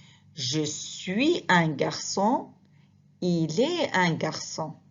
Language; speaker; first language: French; non-native, fluent; Arabic